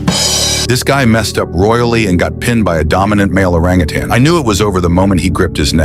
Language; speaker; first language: English; native; English